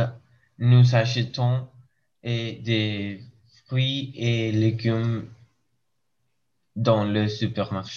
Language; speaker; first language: French; non-native, learner; English